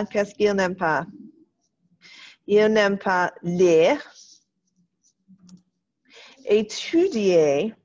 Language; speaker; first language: French; non-native, fluent; English